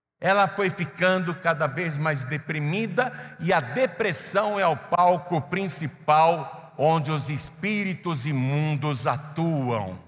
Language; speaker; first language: Portuguese; native; Portuguese